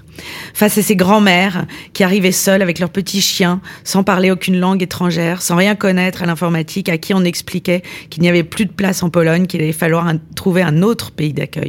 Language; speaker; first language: French; non-native, fluent; Polish